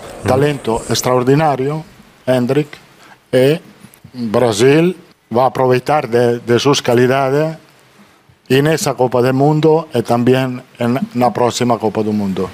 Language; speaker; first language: Spanish; non-native, fluent; Italian